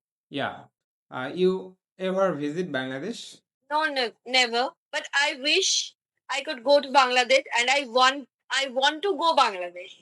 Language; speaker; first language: English; non-native, learner; Bangla